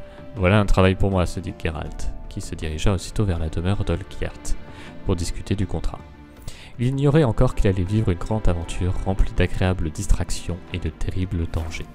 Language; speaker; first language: French; native; French